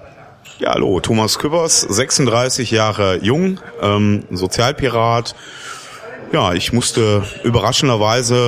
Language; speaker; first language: German; native; German